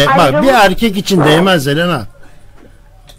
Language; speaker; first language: Turkish; native; Turkish